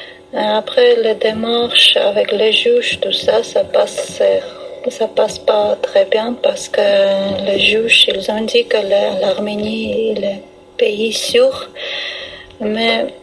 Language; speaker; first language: French; non-native, learner; Armenian